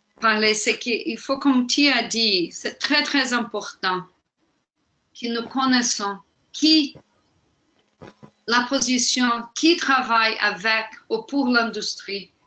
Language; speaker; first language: French; non-native, fluent; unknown